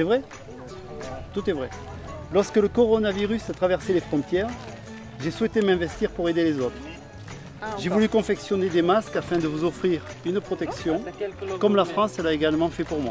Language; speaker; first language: French; native; French